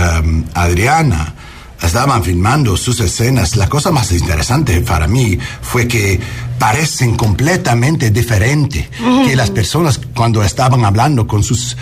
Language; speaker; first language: Spanish; non-native, learner; English